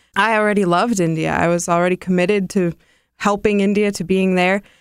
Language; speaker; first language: English; native; English